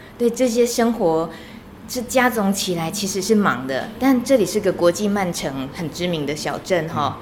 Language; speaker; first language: Chinese; native; Chinese